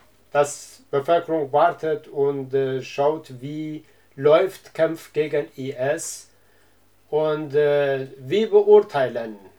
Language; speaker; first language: German; non-native, learner; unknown